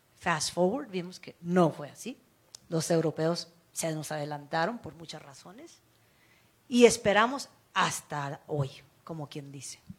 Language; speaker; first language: Spanish; early bilingual, heritage; Spanish